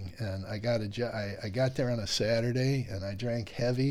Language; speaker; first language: English; native; English